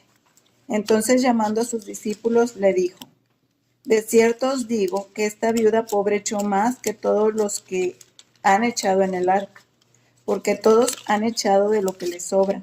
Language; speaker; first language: Spanish; native; Spanish